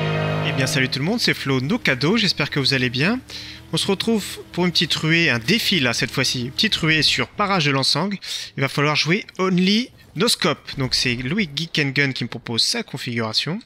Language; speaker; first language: French; native; French